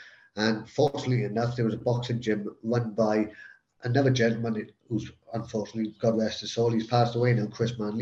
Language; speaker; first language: English; native; English